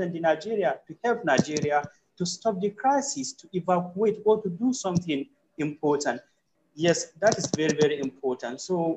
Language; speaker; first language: English; non-native, local second language; Hausa